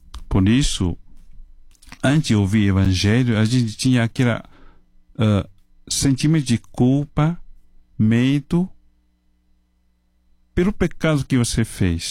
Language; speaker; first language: Portuguese; non-native, fluent; Chinese